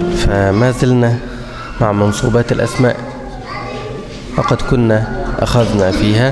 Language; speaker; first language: Arabic; native; Arabic